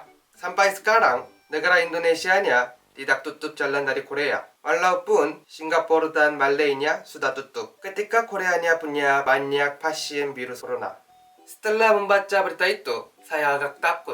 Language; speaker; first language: Indonesian; non-native, learner; Korean